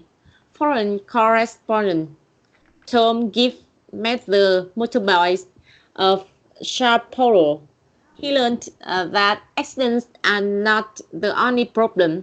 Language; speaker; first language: English; non-native, learner; Vietnamese